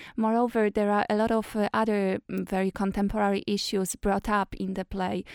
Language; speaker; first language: English; non-native, fluent; Polish